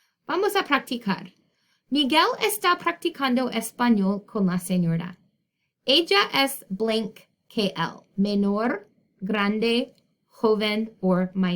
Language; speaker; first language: Spanish; non-native, fluent; English